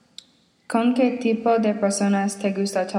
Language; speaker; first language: Spanish; non-native, learner; English